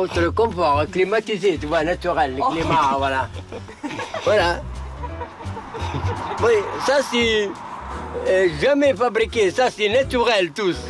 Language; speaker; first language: French; non-native, local second language; Arabic